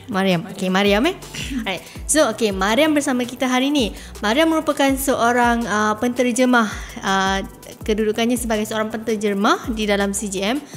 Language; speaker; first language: Malay; native; Malay